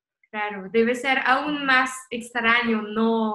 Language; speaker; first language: Spanish; non-native, fluent; French